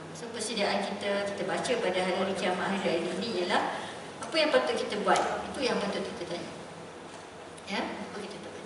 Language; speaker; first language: Malay; native; Malay